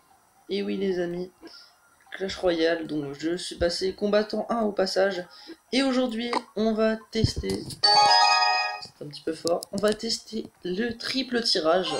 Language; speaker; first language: French; native; French